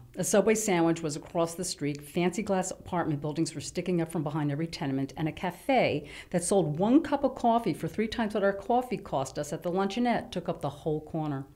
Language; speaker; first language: English; native; English